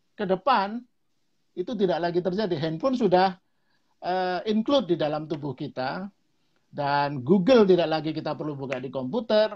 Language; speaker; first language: Indonesian; non-native, local second language; Javanese